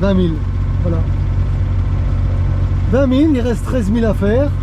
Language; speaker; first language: French; native; French